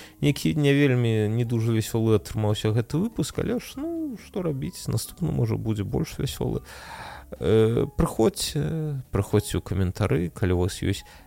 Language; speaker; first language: Belarusian; non-native, local second language; Russian